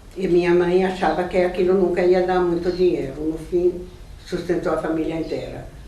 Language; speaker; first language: Portuguese; non-native, fluent; German